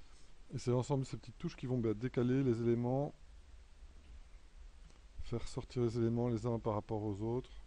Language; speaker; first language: French; native; French